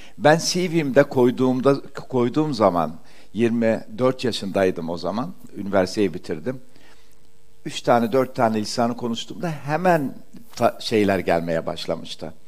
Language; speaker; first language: Turkish; early bilingual, heritage; Turkish